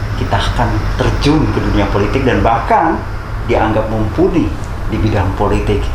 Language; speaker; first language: Indonesian; native; Indonesian